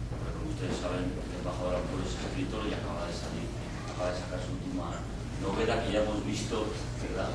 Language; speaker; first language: Spanish; native; Spanish